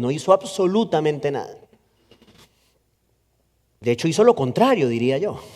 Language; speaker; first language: Spanish; native; Spanish